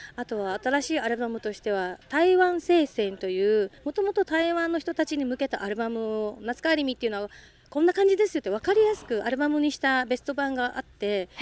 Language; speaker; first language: Japanese; native; Japanese